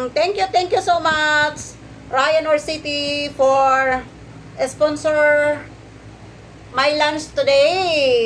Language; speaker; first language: English; non-native, learner; Filipino